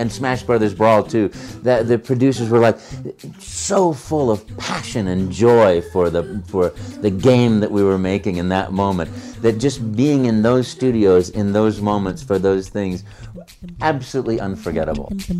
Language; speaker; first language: English; native; English